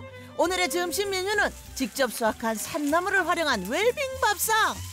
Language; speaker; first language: Korean; native; Korean